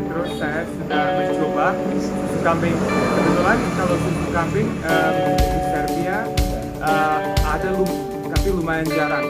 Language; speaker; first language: Indonesian; non-native, fluent; Serbian